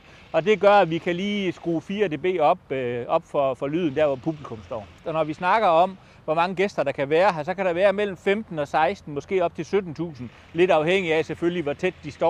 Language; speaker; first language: Danish; native; Danish